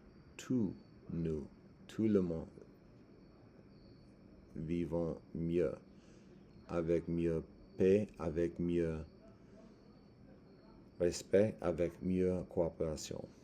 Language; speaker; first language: French; non-native, learner; English